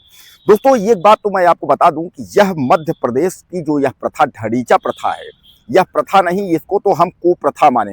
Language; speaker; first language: Hindi; native; Hindi